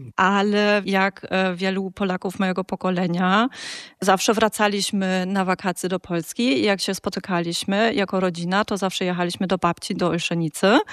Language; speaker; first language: Polish; early bilingual, heritage; Polish